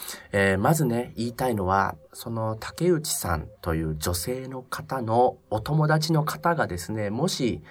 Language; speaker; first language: Japanese; native; Japanese